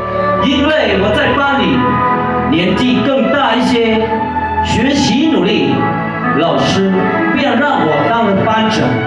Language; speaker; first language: Chinese; non-native, learner; Lao